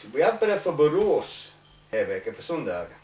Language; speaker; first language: Swedish; non-native, learner; English